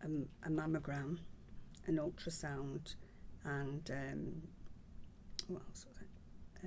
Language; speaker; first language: English; native; English